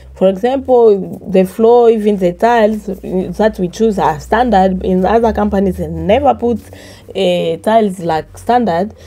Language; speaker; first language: English; non-native, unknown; Swahili